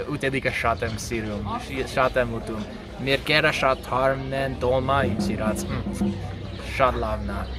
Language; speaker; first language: Armenian; non-native, learner; English